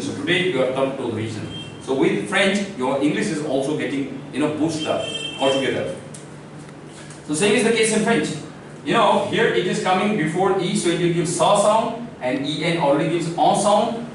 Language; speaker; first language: English; non-native, local second language; Hindi